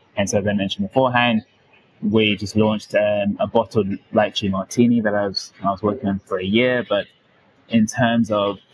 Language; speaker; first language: English; native; English